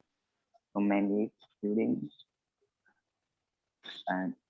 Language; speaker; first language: English; non-native, learner; Vietnamese